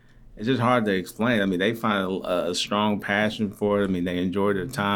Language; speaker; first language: English; early bilingual, other home language; Haitian Creole